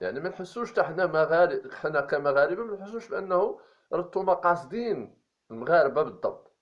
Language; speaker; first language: Arabic; native; Arabic